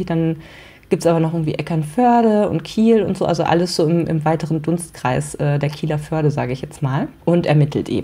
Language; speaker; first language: German; native; German